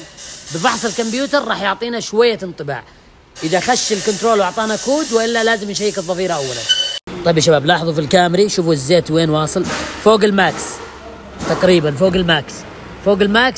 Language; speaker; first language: Arabic; native; Arabic